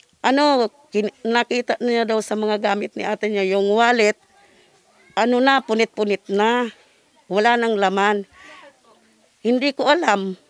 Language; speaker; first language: Filipino; non-native, local second language; Bikol